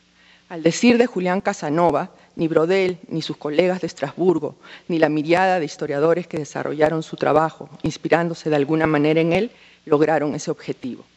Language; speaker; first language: Spanish; native; Spanish